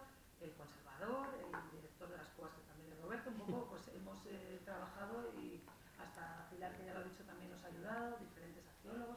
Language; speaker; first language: Spanish; native; Spanish